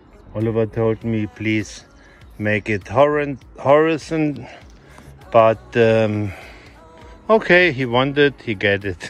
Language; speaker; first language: English; non-native, learner; German